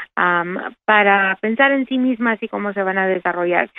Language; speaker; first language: Spanish; early bilingual, heritage; Spanish